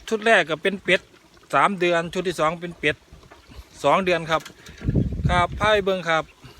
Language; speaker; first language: Thai; non-native, local second language; Northeastern Thai